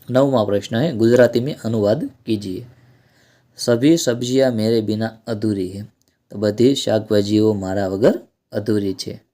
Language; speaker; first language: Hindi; non-native, local second language; Gujarati